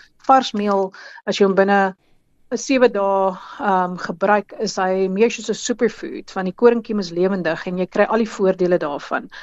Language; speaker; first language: Afrikaans; native; Afrikaans